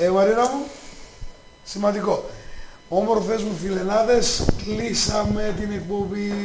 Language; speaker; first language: Greek; native; Greek